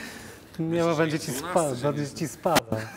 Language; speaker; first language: Polish; native; Polish